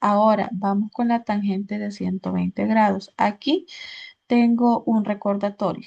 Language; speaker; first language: Spanish; native; Spanish